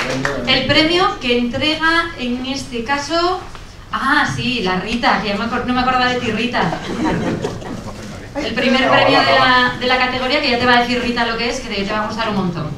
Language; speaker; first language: Spanish; native; Spanish